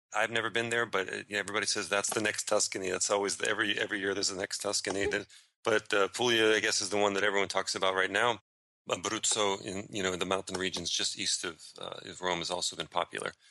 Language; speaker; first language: English; native; English